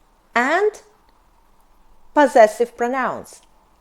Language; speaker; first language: English; non-native, fluent; Russian